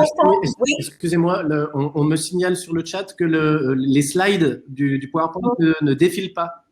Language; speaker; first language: French; native; French